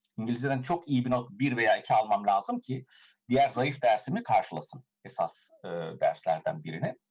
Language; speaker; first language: Turkish; early bilingual, heritage; Turkish